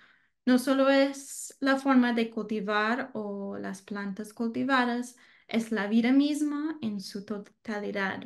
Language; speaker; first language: Spanish; non-native, learner; English